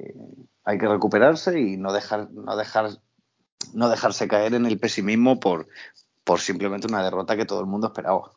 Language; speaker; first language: Spanish; native; Spanish